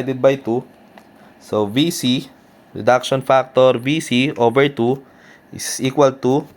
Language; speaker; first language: English; non-native, local second language; Filipino